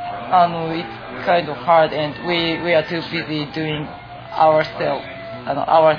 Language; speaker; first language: English; non-native, fluent; Japanese